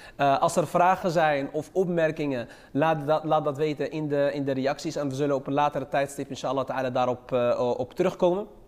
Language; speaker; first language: Dutch; early bilingual, other home language; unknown